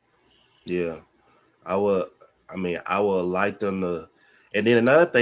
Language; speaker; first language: English; native; English